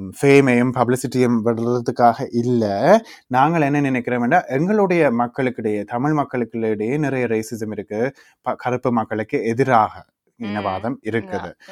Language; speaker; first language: Tamil; early bilingual, heritage; Tamil